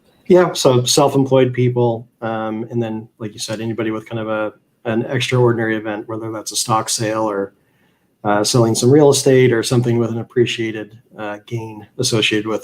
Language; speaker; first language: English; native; English